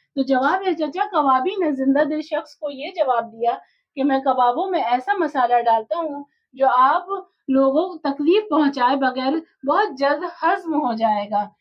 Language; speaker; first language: Urdu; native; Urdu